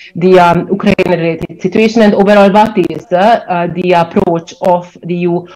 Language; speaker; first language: English; non-native, fluent; Ukrainian